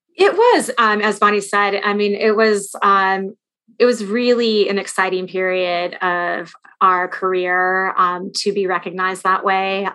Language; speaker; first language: English; native; English